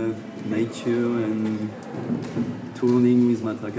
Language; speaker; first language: English; non-native, learner; French